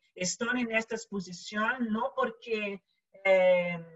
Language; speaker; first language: Spanish; non-native, local second language; Portuguese